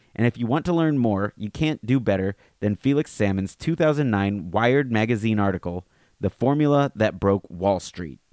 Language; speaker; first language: English; native; English